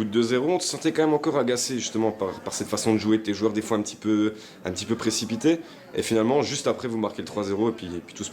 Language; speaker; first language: French; native; French